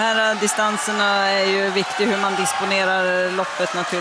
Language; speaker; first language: Swedish; native; Swedish